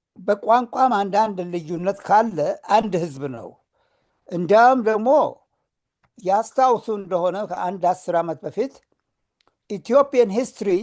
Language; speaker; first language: Amharic; non-native, local second language; Oromo